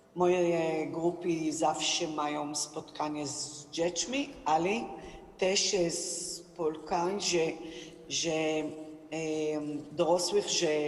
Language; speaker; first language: Polish; non-native, learner; Hebrew